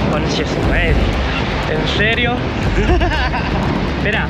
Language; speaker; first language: Spanish; non-native, learner; Thai